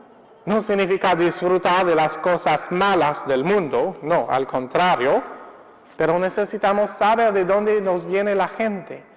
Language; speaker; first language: Spanish; non-native, fluent; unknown